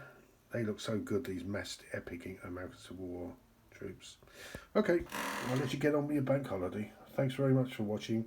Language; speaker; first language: English; native; English